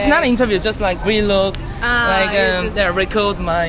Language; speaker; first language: English; non-native, learner; Korean